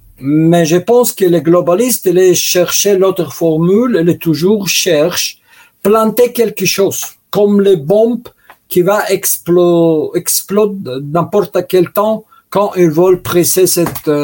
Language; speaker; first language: French; non-native, learner; Russian